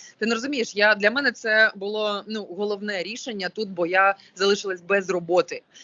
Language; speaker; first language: Ukrainian; non-native, local second language; Russian